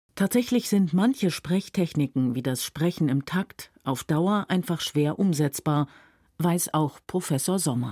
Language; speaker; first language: German; native; German